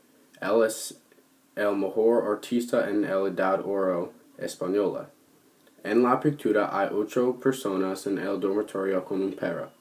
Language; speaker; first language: Spanish; non-native, learner; English